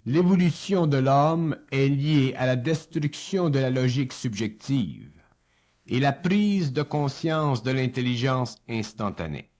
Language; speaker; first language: French; native; French